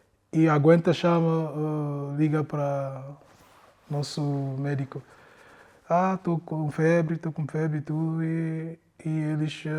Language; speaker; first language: Portuguese; non-native, learner; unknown